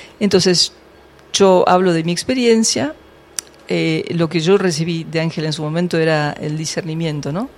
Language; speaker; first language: Spanish; early bilingual, other home language; English